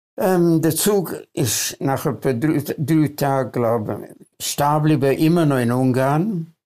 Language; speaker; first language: German; early bilingual, other home language; Hungarian